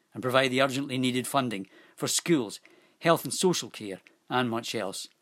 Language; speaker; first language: English; native; English